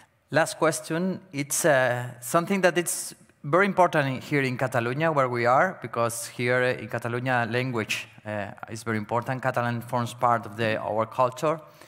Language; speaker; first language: English; non-native, fluent; Catalan